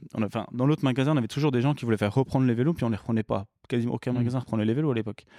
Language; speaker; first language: French; early bilingual, other home language; English